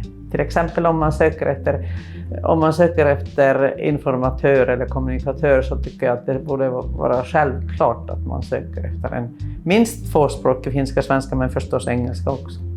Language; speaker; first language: Swedish; non-native, local second language; Finnish